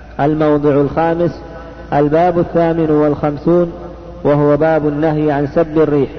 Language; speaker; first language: Arabic; native; Arabic